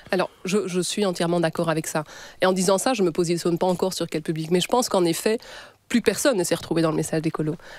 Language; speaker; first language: French; native; French